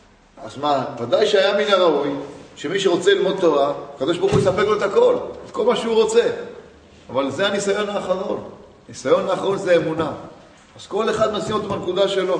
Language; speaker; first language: Hebrew; native; Hebrew